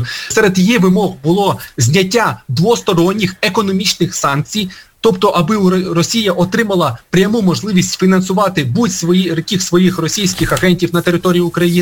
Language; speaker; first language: Ukrainian; native; Ukrainian